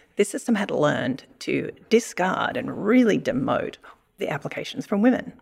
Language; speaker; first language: English; native; English